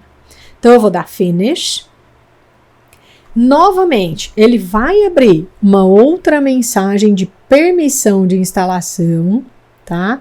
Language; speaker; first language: Portuguese; native; Portuguese